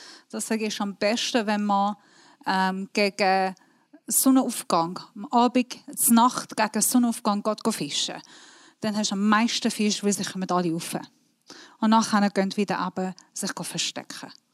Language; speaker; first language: German; non-native, fluent; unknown